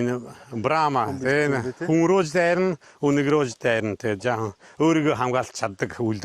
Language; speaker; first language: Mongolian; non-native, fluent; Hungarian